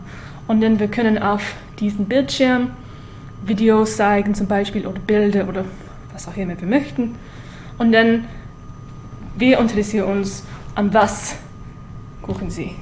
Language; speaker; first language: German; non-native, learner; English